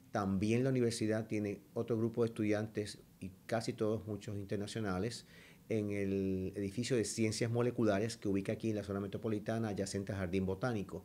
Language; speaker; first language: Spanish; native; Spanish